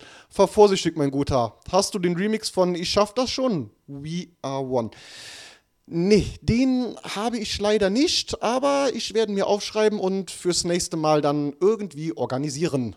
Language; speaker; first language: German; native; German